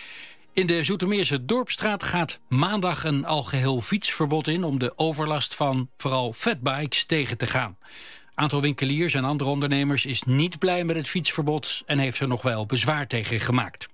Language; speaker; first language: Dutch; native; Dutch